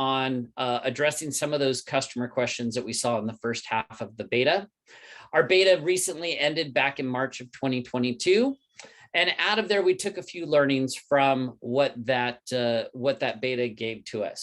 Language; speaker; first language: English; native; English